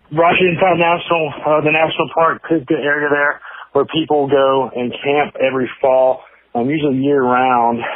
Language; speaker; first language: English; native; English